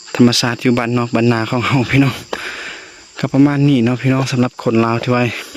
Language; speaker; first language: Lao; non-native, local second language; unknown